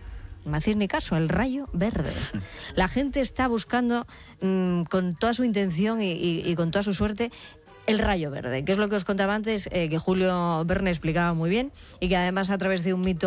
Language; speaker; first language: Spanish; native; Spanish